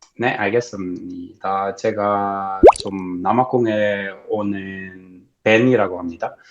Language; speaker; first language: Korean; non-native, learner; English